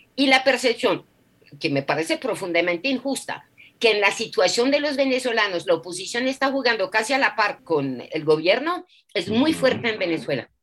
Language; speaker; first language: Spanish; non-native, fluent; French